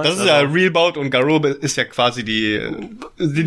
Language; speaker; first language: German; native; German